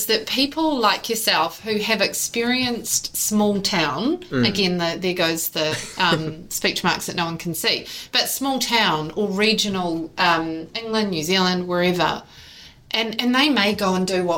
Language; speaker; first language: English; native; English